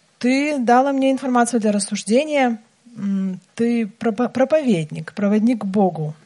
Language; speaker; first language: Russian; native; Russian